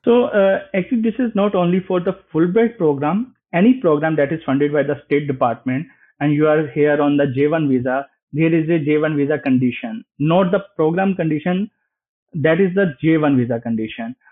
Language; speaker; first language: English; non-native, local second language; Hindi